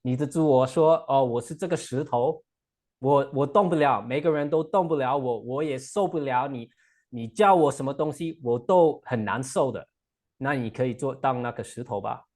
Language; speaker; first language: Chinese; non-native, fluent; English